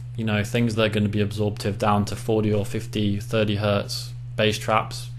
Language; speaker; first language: English; native; English